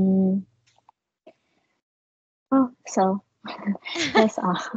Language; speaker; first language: English; non-native, learner; Vietnamese